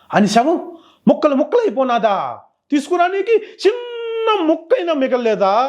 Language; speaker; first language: Telugu; native; Telugu